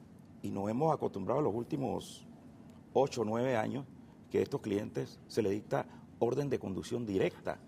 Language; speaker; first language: Spanish; native; Spanish